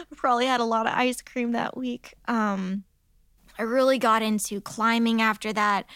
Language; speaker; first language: English; native; English